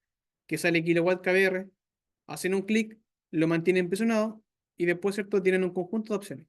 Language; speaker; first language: Spanish; native; Spanish